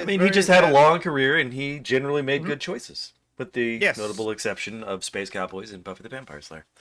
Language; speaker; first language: English; native; English